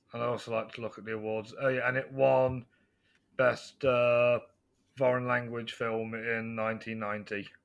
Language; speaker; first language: English; native; English